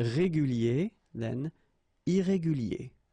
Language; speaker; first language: French; native; French